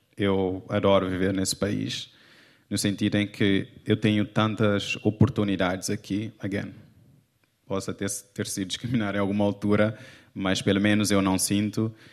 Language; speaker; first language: Portuguese; non-native, local second language; Kabuverdianu